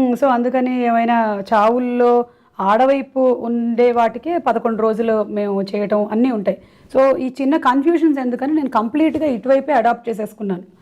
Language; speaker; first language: Telugu; non-native, local second language; Malayalam